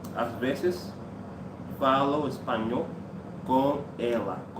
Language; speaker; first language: Portuguese; non-native, learner; English